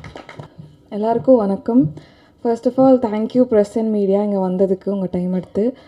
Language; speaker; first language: Tamil; non-native, learner; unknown